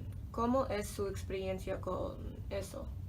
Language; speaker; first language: Spanish; non-native, learner; English